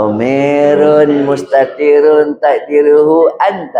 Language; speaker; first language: Arabic; non-native, fluent; Malay